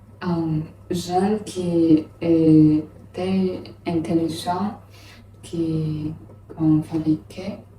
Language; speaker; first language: French; non-native, learner; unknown